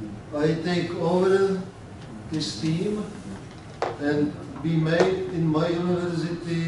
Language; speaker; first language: English; non-native, learner; Czech